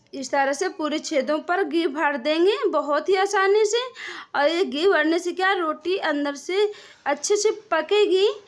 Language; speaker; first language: Hindi; native; Hindi